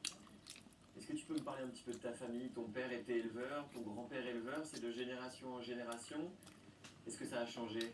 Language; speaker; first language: French; native; French